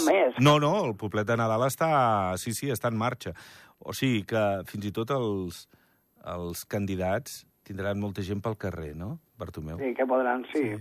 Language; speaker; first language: Catalan; native; Catalan